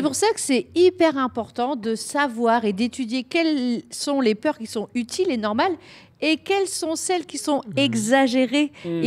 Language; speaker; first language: French; native; French